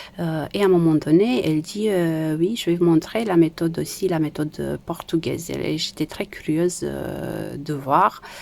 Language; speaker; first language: French; non-native, fluent; Romanian